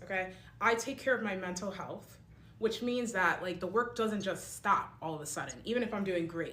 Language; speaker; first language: English; native; English